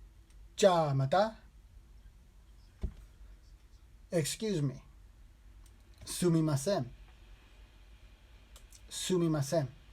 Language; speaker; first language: Japanese; non-native, learner; English